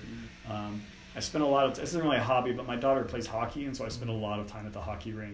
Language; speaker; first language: English; native; English